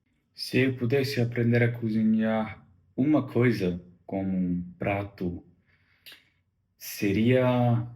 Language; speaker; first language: Portuguese; non-native, learner; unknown